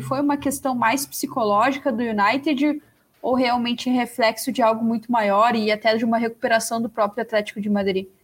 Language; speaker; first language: Portuguese; native; Portuguese